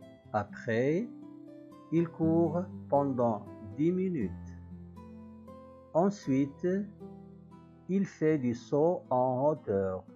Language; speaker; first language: French; non-native, local second language; Arabic